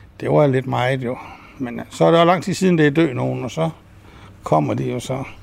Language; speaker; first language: Danish; native; Danish